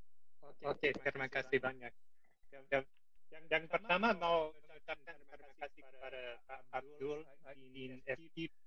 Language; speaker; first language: Indonesian; non-native, fluent; English